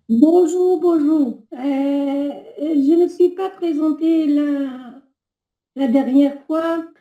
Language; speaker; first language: French; non-native, learner; Albanian